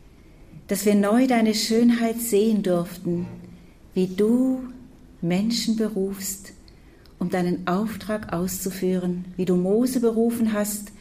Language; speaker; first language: German; native; German